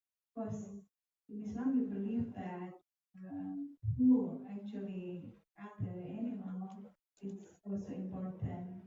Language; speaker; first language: English; non-native, learner; Indonesian